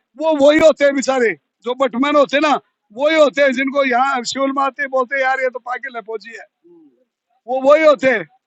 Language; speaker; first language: Hindi; native; Hindi